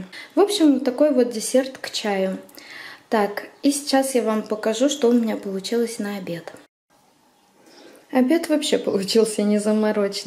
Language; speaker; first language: Russian; native; Russian